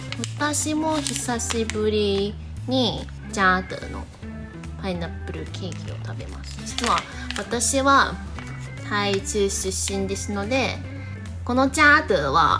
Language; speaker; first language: Japanese; non-native, fluent; Chinese